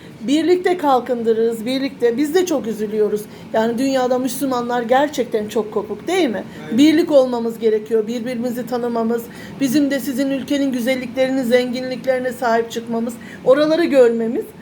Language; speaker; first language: Turkish; native; Turkish